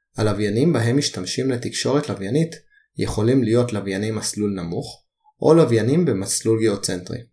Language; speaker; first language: Hebrew; native; Hebrew